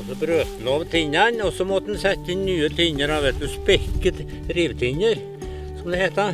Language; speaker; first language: Norwegian; native; Norwegian